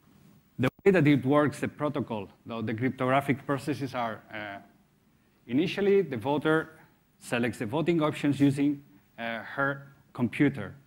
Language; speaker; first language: English; non-native, fluent; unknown